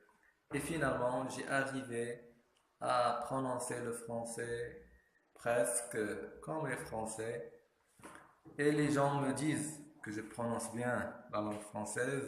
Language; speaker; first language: French; non-native, fluent; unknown